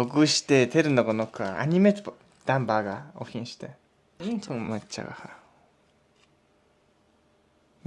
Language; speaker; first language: Mongolian; non-native, learner; Japanese